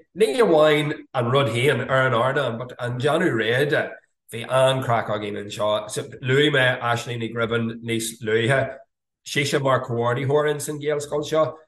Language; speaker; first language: Irish; non-native, fluent; English